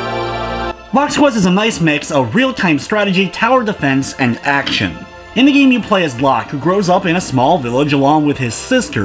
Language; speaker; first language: English; native; English